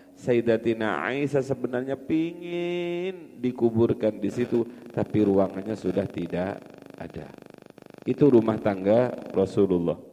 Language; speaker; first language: Indonesian; non-native, local second language; Javanese